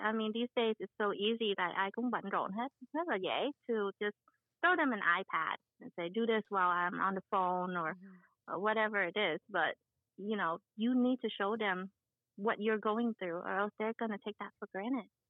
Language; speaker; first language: English; early bilingual, other home language; Vietnamese